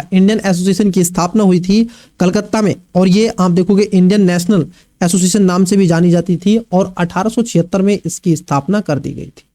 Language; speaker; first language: Hindi; native; Hindi